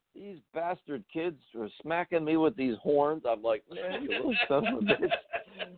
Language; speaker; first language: English; native; English